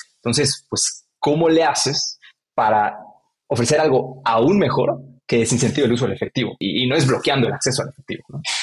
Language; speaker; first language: Spanish; native; Spanish